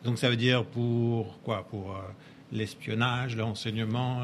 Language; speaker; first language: French; native; French